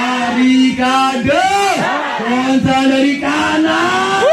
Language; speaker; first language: Indonesian; non-native, local second language; Javanese